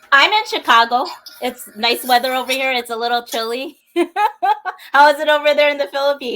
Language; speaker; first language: English; native; English